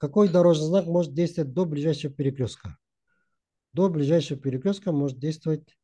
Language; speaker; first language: Russian; non-native, local second language; Kazakh